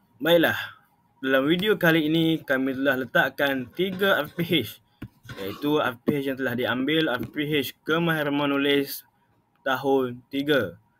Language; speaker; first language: Malay; native; Malay